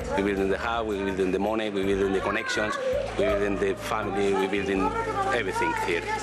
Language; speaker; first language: English; non-native, learner; Spanish